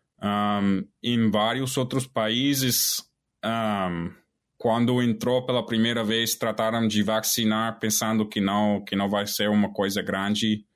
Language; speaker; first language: Portuguese; non-native, fluent; English